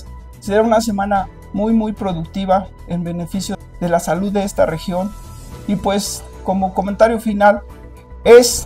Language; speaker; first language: Spanish; native; Spanish